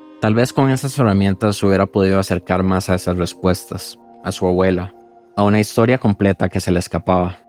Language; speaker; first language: Spanish; native; Spanish